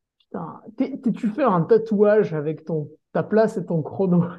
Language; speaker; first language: French; native; French